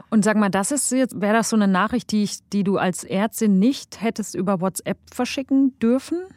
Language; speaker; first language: German; native; German